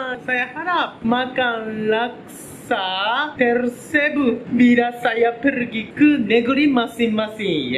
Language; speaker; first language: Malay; non-native, learner; Japanese